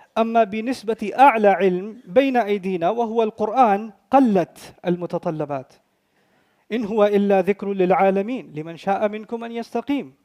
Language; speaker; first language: Arabic; non-native, fluent; Urdu